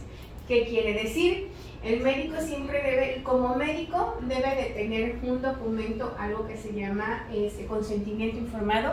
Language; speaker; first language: Spanish; native; Spanish